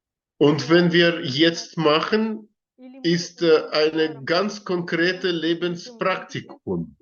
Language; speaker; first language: German; non-native, learner; Russian